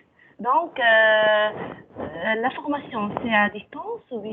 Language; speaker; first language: French; non-native, fluent; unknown